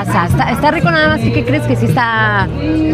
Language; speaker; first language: Spanish; native; Spanish